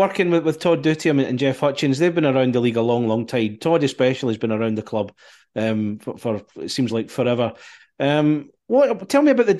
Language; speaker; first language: English; native; English